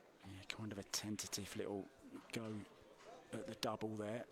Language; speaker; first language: English; native; English